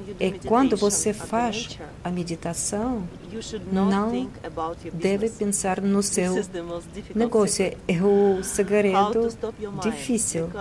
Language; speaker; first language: Portuguese; non-native, fluent; Russian